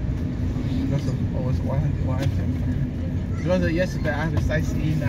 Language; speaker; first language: English; non-native, learner; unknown